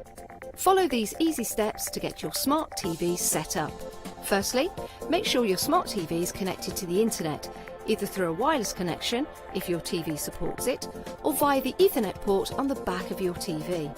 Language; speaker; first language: English; native; English